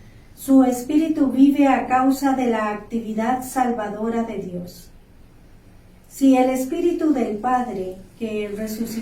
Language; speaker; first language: Spanish; native; Spanish